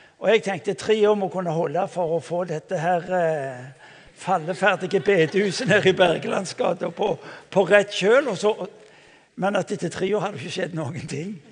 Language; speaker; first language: Norwegian; native; Norwegian